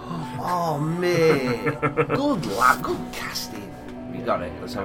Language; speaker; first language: English; native; English